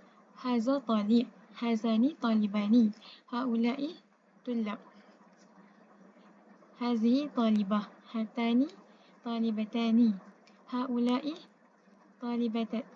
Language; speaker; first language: Arabic; non-native, learner; Malay